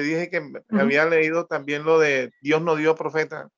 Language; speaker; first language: Spanish; native; Spanish